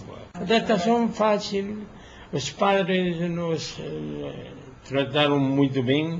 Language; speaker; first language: Portuguese; non-native, fluent; Spanish